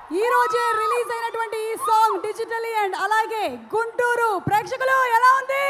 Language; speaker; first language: Telugu; native; Telugu